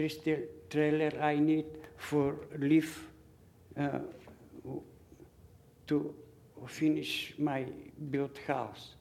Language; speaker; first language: English; non-native, learner; Bulgarian